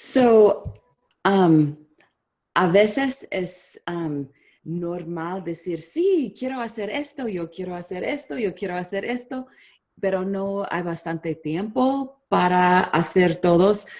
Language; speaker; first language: Spanish; non-native, learner; English